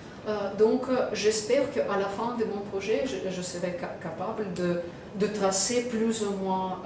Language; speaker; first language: French; non-native, fluent; Russian